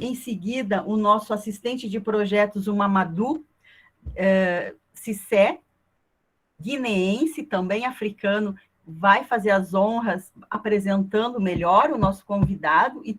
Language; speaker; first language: Portuguese; native; Portuguese